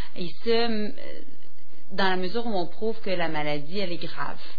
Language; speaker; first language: French; native; French